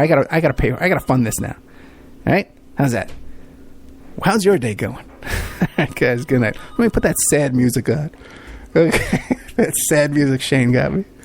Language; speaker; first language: English; native; English